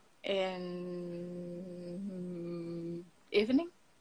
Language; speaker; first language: English; non-native, learner; Indonesian